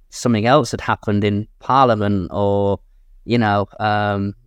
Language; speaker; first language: English; native; English